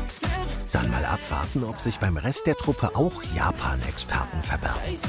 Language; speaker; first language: German; native; German